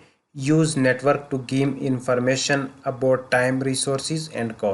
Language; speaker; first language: English; non-native, local second language; Hindi